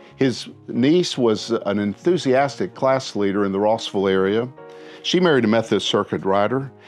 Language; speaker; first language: English; native; English